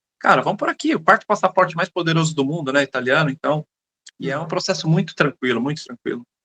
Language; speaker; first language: Portuguese; native; Portuguese